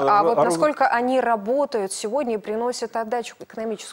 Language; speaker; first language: Russian; native; Russian